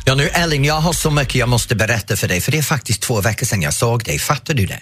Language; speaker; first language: Swedish; non-native, fluent; English